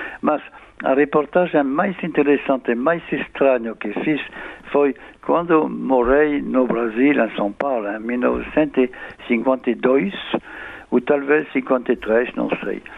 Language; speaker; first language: Portuguese; non-native, fluent; French